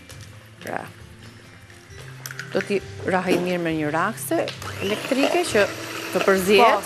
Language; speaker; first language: Albanian; native; Albanian